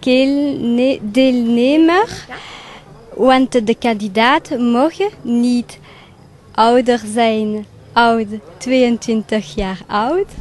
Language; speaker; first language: Dutch; non-native, local second language; French